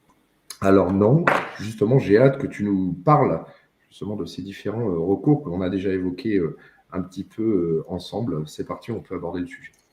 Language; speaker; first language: French; native; French